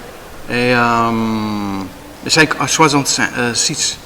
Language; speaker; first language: French; non-native, learner; Dutch